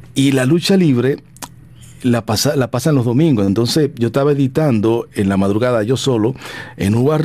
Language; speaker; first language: Spanish; native; Spanish